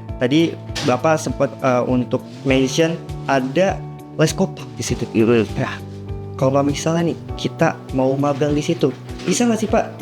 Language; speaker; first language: Indonesian; native; Indonesian